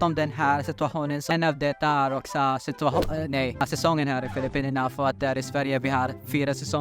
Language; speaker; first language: Swedish; non-native, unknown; Filipino